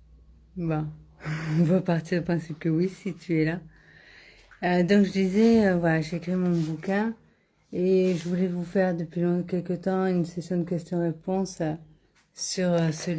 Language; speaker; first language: French; native; French